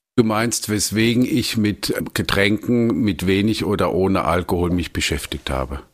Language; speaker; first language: German; native; German